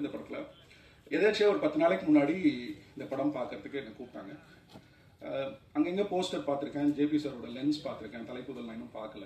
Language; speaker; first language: Tamil; native; Tamil